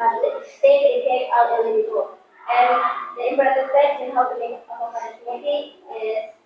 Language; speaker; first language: English; non-native, learner; Indonesian